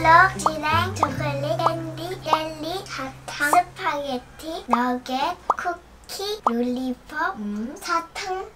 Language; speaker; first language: Korean; early bilingual, other home language; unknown